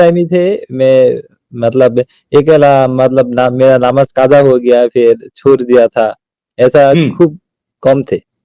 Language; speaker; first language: Hindi; non-native, learner; Bangla